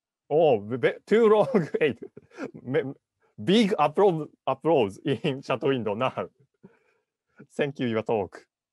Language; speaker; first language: English; non-native, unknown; Japanese